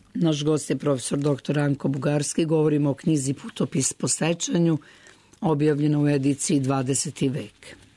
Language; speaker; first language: Serbian; native; Serbian